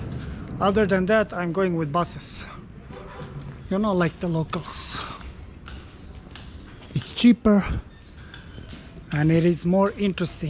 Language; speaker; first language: English; non-native, fluent; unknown